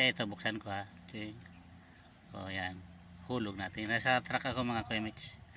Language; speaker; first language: Filipino; non-native, local second language; Masbatenyo